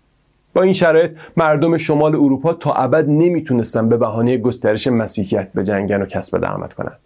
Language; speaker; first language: Persian; native; Persian